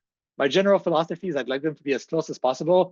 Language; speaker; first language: English; native; English